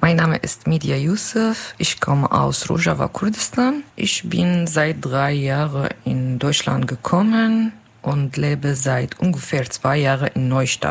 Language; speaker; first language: German; non-native, learner; Kurdish